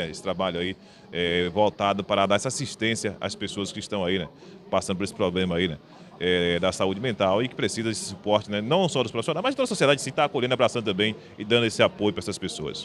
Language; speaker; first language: Portuguese; native; Portuguese